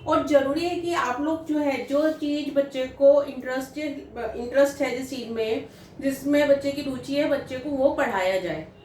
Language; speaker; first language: Hindi; native; Hindi